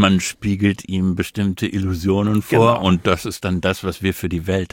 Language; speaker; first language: German; native; German